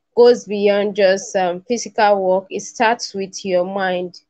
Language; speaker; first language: English; non-native, local second language; Igbo